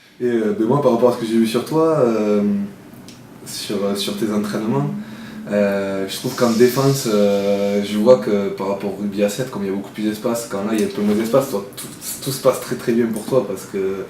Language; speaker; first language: French; native; French